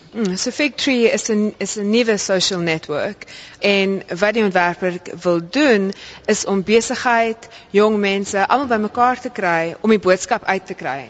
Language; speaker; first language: Afrikaans; early bilingual, heritage; Afrikaans